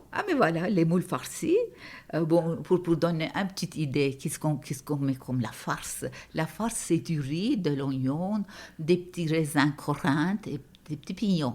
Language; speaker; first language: French; non-native, fluent; Turkish